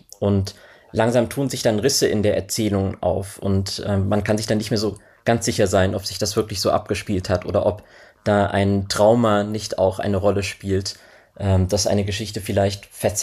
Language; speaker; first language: German; native; German